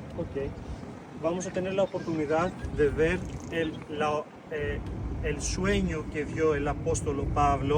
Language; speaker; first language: Spanish; non-native, fluent; Greek